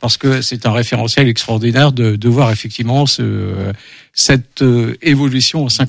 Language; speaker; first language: French; native; French